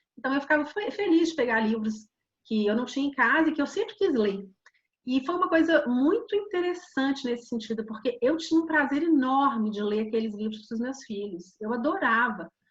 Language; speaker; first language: Portuguese; native; Portuguese